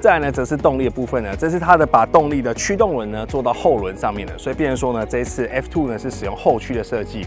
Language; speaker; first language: Chinese; native; Chinese